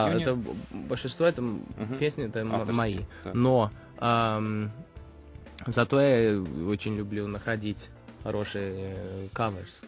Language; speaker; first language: Russian; early bilingual, heritage; Russian